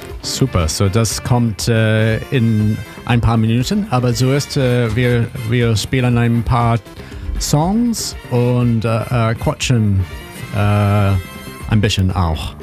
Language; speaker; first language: German; non-native, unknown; English